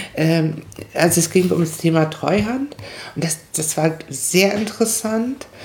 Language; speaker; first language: German; non-native, fluent; Spanish